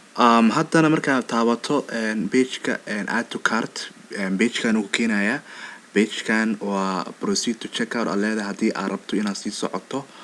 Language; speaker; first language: Somali; early bilingual, heritage; Somali